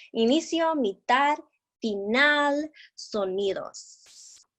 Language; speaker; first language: Spanish; non-native, learner; English